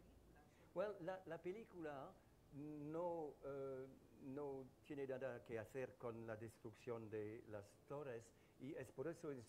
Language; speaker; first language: Spanish; non-native, learner; French